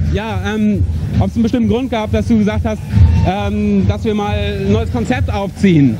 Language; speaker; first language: German; native; German